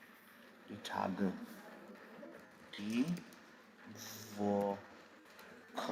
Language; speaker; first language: German; non-native, fluent; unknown